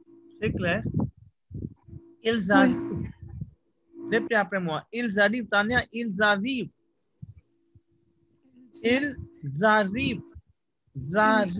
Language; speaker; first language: French; non-native, fluent; Hindi